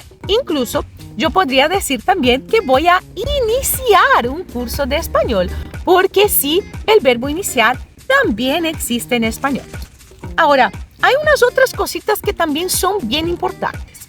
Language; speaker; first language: Spanish; non-native, fluent; Portuguese